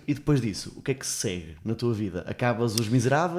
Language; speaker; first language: Portuguese; native; Portuguese